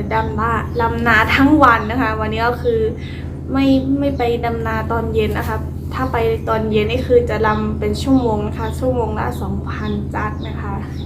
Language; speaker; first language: Thai; non-native, local second language; Khün